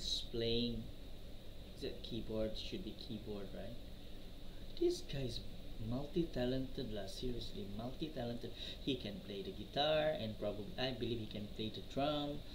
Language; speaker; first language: English; non-native, local second language; Malay